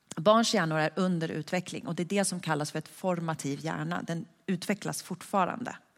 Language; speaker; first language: Swedish; early bilingual, other home language; Persian